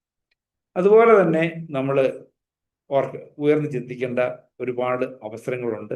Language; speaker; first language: Malayalam; native; Malayalam